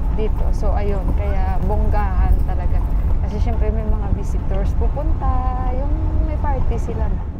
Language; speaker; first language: Filipino; native; Filipino